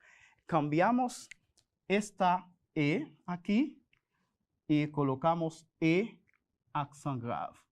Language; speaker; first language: Spanish; non-native, fluent; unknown